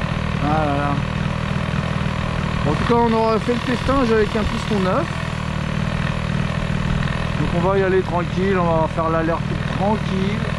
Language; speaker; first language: French; native; French